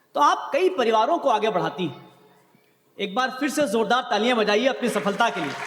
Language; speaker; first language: Hindi; native; Hindi